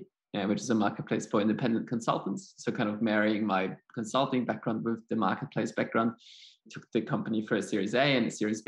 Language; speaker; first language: English; non-native, fluent; German